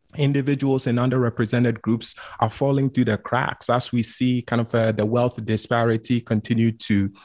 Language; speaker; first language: English; non-native, local second language; Akan